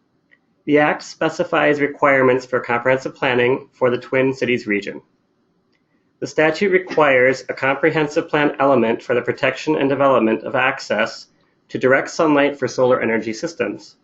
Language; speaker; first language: English; native; English